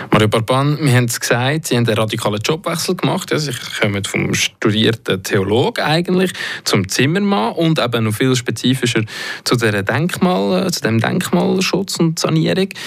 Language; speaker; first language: German; native; German